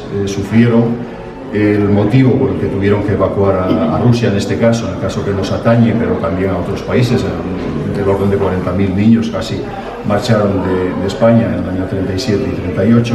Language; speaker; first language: Spanish; native; Spanish